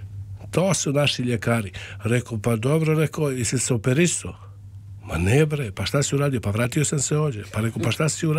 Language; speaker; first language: Serbian; native; Serbian